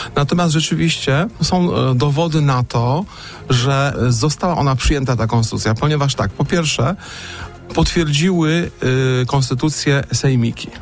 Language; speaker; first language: Polish; native; Polish